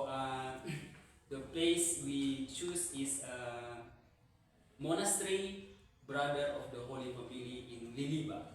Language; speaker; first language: English; non-native, learner; Indonesian